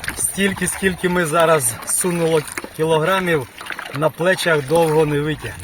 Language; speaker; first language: Ukrainian; native; Ukrainian